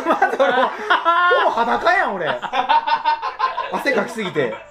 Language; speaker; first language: Japanese; native; Japanese